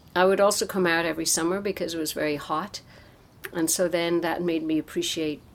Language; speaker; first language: English; native; English